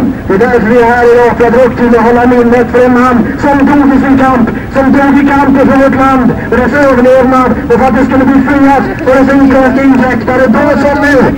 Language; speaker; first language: Swedish; native; Swedish